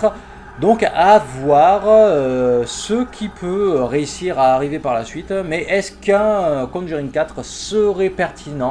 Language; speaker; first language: French; native; French